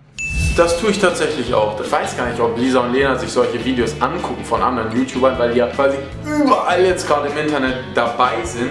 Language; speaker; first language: German; native; German